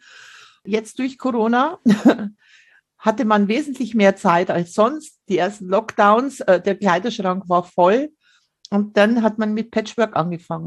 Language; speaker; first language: German; native; German